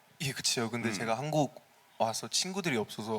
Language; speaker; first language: Korean; early bilingual, heritage; Korean